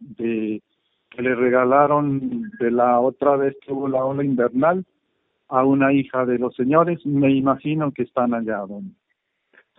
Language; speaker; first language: Spanish; native; Spanish